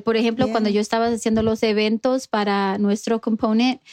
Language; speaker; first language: Spanish; early bilingual, heritage; Spanish